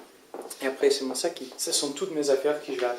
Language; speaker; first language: French; non-native, learner; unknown